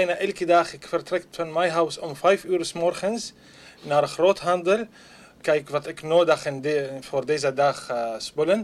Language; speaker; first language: Dutch; non-native, learner; Arabic